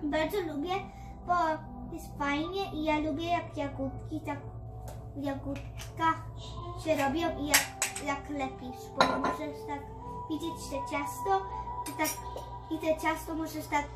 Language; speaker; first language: Polish; early bilingual, heritage; Polish